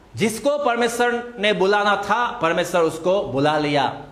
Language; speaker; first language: Hindi; non-native, local second language; Assamese